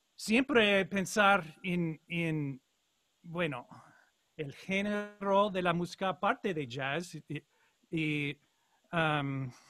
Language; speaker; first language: Spanish; non-native, learner; English